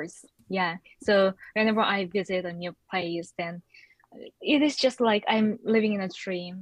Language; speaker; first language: English; non-native, fluent; Korean